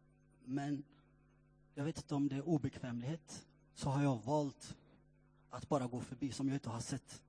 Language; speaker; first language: Swedish; non-native, fluent; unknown